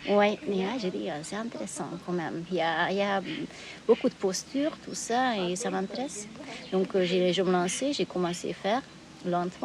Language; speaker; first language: French; non-native, fluent; Hungarian